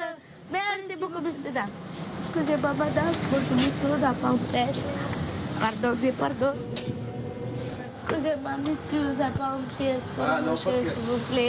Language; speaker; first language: French; early bilingual, other home language; Romanian